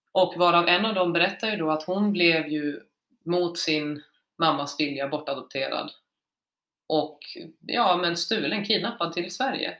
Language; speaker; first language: Swedish; native; Swedish